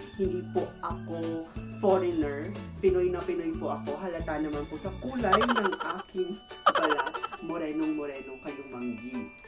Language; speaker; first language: Filipino; non-native, local second language; Hiligaynon